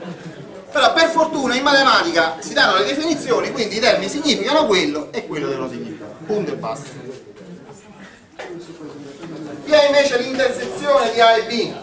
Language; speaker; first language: Italian; native; Italian